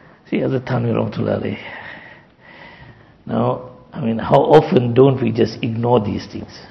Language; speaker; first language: English; native; English